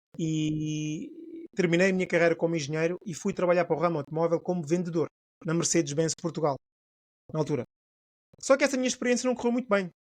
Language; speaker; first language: Portuguese; non-native, local second language; Upper Guinea Crioulo